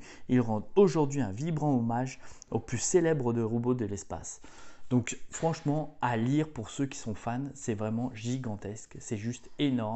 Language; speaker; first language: French; native; French